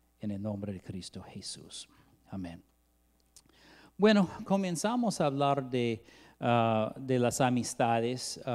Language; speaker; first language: Spanish; non-native, fluent; English